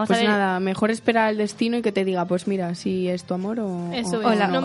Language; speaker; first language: Spanish; native; Spanish